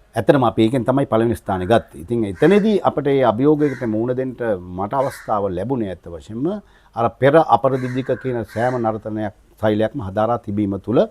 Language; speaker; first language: Sinhala; native; Sinhala